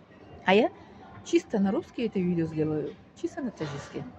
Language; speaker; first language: Russian; non-native, local second language; Tajik